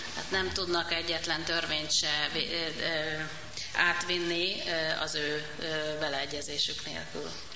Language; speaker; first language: Hungarian; native; Hungarian